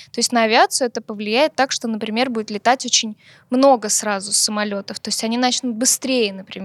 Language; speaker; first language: Russian; native; Russian